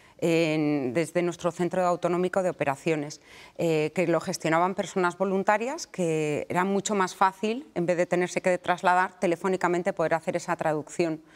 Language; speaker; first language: Spanish; native; Spanish